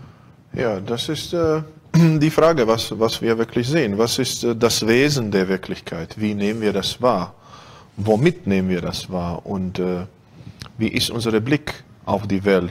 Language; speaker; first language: German; non-native, fluent; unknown